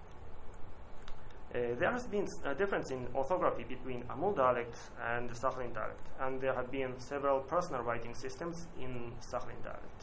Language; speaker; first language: English; non-native, learner; Japanese